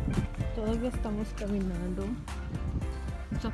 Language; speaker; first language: Spanish; early bilingual, heritage; Spanish